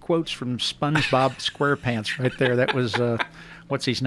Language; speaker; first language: English; native; English